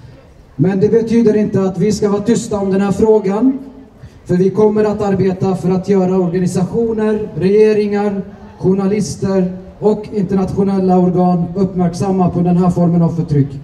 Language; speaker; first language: Swedish; early bilingual, other home language; Assyrian Neo-Aramaic